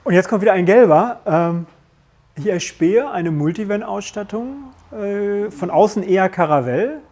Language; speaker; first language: German; native; German